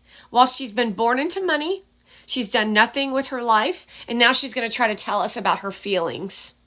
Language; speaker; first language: English; native; English